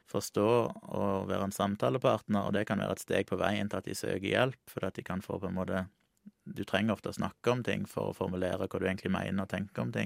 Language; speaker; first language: Norwegian; native; Norwegian